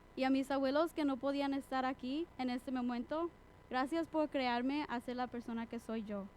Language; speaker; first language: Spanish; early bilingual, heritage; Spanish